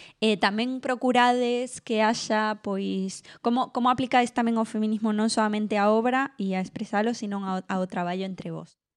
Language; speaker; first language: Galician; non-native, local second language; Spanish